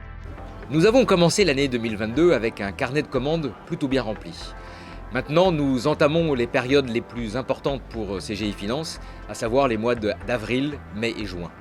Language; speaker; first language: French; native; French